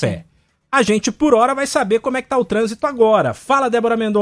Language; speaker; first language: Portuguese; native; Portuguese